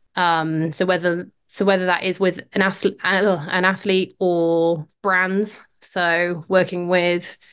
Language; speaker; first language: English; native; English